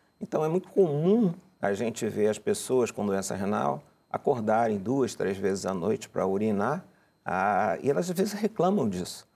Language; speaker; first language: Portuguese; native; Portuguese